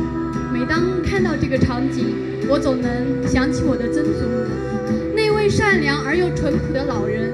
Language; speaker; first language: Chinese; native; Chinese